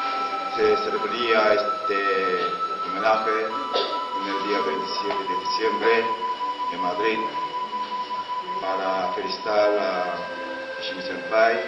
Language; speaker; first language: Spanish; non-native, learner; Japanese